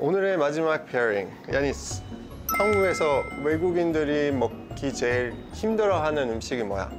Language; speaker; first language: Korean; non-native, fluent; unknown